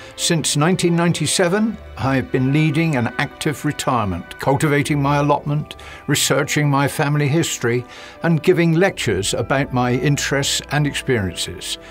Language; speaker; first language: English; native; English